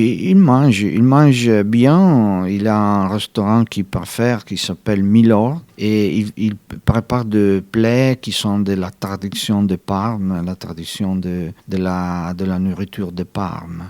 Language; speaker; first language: French; non-native, fluent; Italian